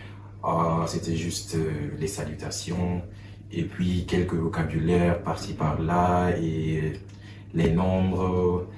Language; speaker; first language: French; non-native, fluent; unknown